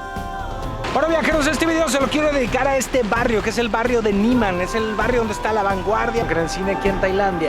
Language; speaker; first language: Spanish; native; Spanish